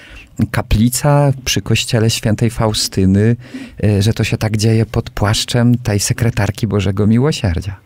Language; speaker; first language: Polish; native; Polish